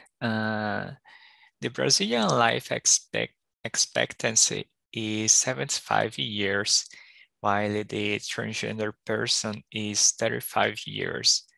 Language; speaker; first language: English; non-native, learner; Portuguese